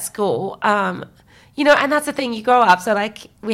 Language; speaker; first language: English; early bilingual, other home language; Chinese